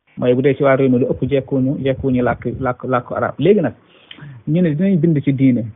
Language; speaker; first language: Wolof; non-native, local second language; Fula